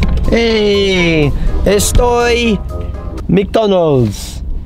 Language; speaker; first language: Spanish; non-native, learner; English